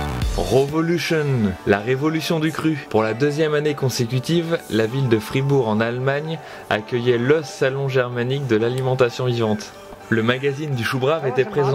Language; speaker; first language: French; native; French